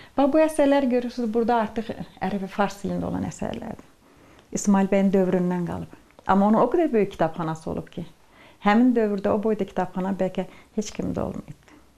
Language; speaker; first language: Azerbaijani; native; Azerbaijani